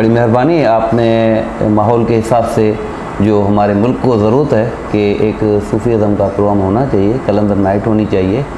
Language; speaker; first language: Urdu; non-native, local second language; Sindhi